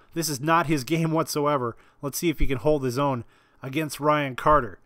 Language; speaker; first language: English; native; English